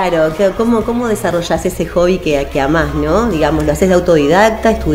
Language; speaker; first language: Spanish; native; Spanish